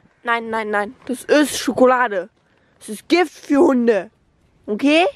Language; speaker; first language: German; early bilingual, heritage; German